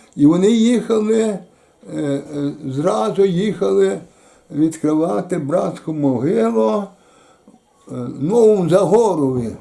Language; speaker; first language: Ukrainian; native; Ukrainian